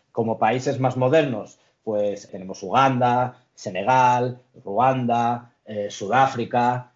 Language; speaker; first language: Spanish; early bilingual, other home language; Arabic